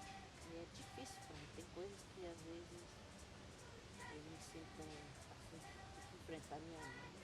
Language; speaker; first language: Portuguese; non-native, local second language; Guarani